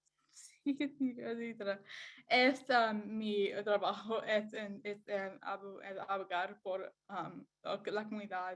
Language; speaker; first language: Spanish; non-native, learner; English